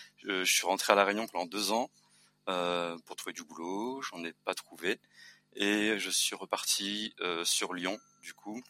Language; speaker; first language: French; native; French